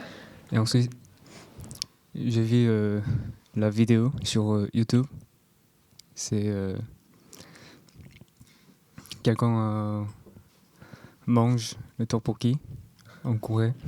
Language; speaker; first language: French; non-native, learner; Korean